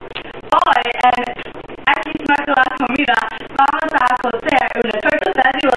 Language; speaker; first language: Spanish; non-native, learner; English